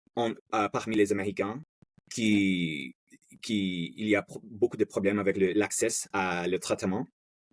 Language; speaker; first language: French; non-native, learner; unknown